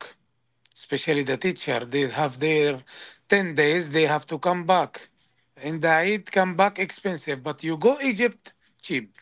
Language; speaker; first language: English; non-native, learner; Arabic